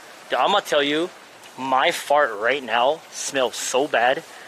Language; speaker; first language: English; early bilingual, other home language; Chinese